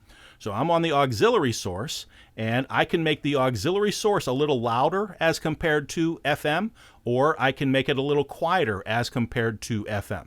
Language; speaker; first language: English; native; English